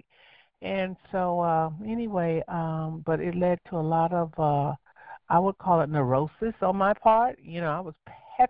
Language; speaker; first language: English; native; English